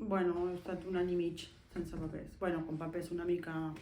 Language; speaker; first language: Catalan; non-native, fluent; Spanish